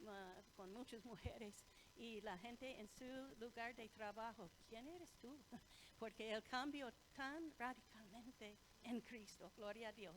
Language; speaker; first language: Spanish; non-native, fluent; English